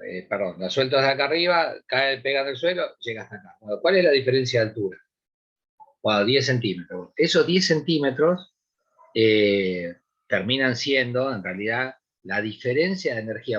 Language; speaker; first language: Spanish; native; Spanish